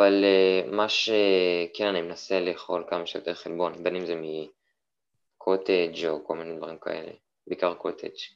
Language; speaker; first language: Hebrew; native; Hebrew